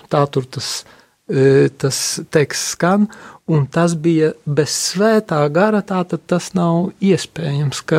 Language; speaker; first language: Latvian; non-native, local second language; Polish